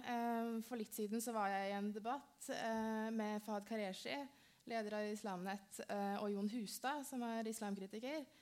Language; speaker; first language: Norwegian; early bilingual, other home language; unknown